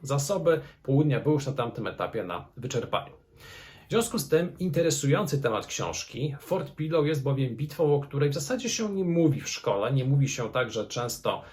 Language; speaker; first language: Polish; native; Polish